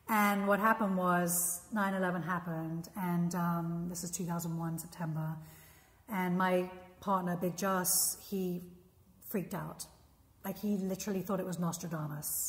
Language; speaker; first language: English; native; English